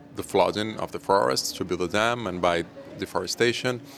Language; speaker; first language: English; non-native, fluent; Portuguese